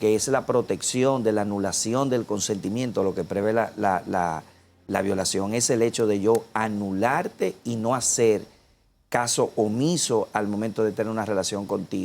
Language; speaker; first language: Spanish; native; Spanish